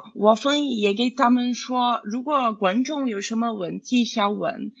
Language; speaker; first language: Chinese; non-native, fluent; Portuguese